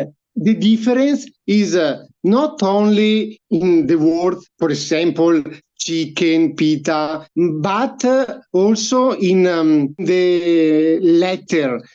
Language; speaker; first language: English; non-native, learner; Italian